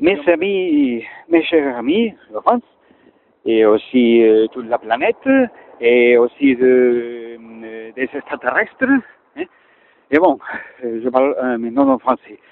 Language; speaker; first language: French; non-native, learner; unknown